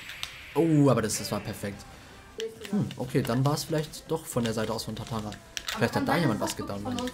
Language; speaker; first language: German; native; German